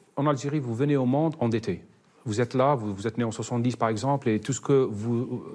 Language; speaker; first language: French; non-native, local second language; Arabic